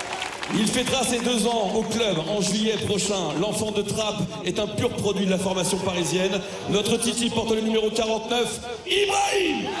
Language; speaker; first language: French; native; French